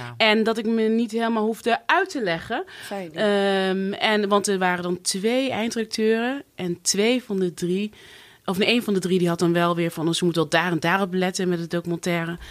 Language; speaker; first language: Dutch; native; Dutch